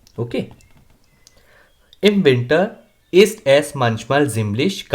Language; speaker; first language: German; non-native, learner; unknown